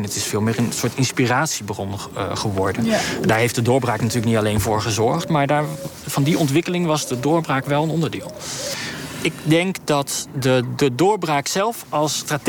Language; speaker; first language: Dutch; native; Dutch